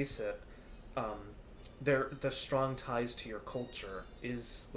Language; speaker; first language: English; early bilingual, other home language; Spanish